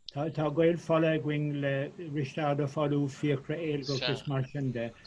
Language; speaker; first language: Irish; native; Irish